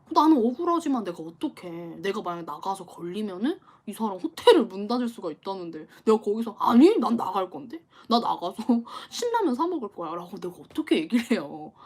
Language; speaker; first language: Korean; native; Korean